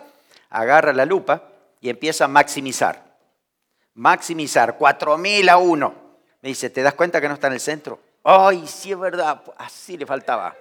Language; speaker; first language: Spanish; native; Spanish